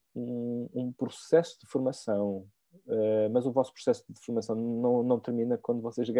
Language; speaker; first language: Portuguese; native; Portuguese